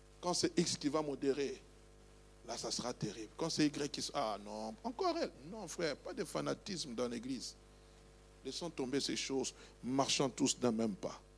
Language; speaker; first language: French; non-native, local second language; Luba-Lulua